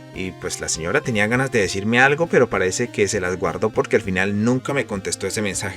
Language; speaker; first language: Spanish; native; Spanish